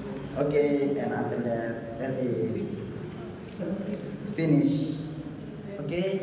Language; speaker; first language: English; non-native, learner; Indonesian